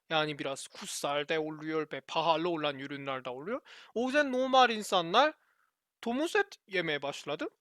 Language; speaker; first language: Turkish; non-native, learner; Korean